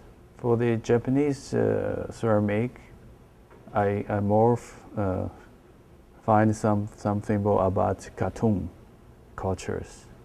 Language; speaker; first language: English; non-native, learner; Chinese